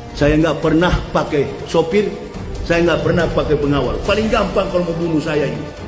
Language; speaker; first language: Indonesian; native; Indonesian